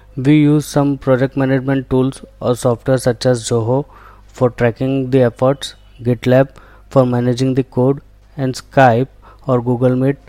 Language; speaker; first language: English; non-native, local second language; Gujarati